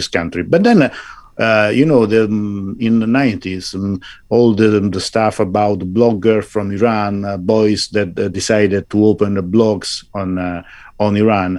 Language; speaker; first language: English; non-native, fluent; Italian